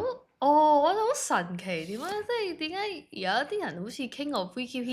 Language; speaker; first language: Cantonese; native; Cantonese